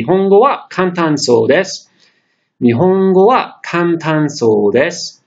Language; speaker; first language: Japanese; non-native, fluent; English